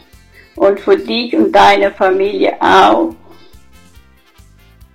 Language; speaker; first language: German; early bilingual, heritage; German